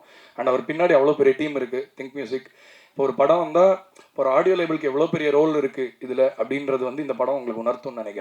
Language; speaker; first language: Tamil; native; Tamil